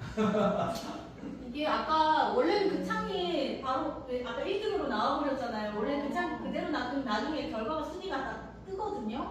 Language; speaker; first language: Korean; native; Korean